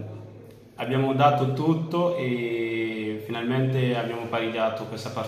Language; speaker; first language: Italian; non-native, learner; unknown